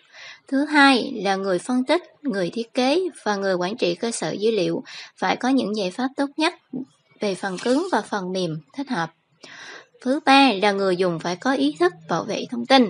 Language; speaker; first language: Vietnamese; native; Vietnamese